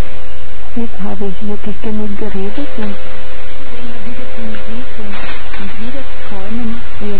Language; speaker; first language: German; non-native, fluent; Portuguese